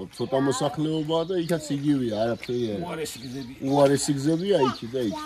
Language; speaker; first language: Georgian; native; Georgian